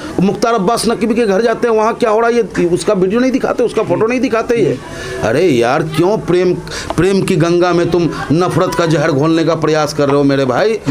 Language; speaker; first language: Hindi; native; Hindi